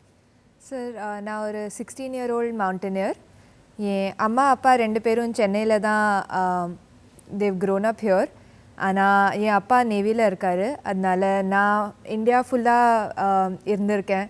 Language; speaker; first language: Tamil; early bilingual, heritage; Tamil